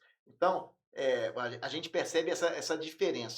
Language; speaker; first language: Portuguese; native; Portuguese